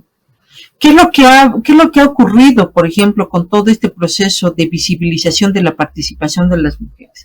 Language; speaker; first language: Spanish; native; Spanish